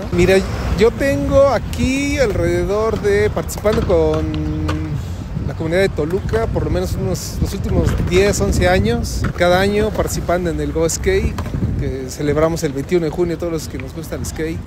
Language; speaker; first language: Spanish; native; Spanish